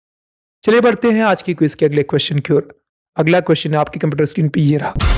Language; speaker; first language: Hindi; native; Hindi